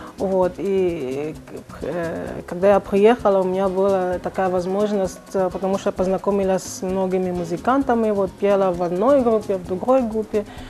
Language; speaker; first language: Russian; non-native, fluent; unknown